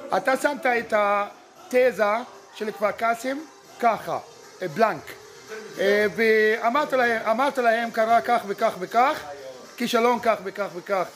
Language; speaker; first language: Hebrew; non-native, local second language; Arabic